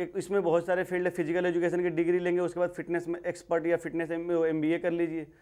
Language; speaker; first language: Hindi; native; Hindi